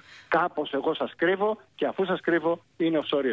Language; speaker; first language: Greek; native; Greek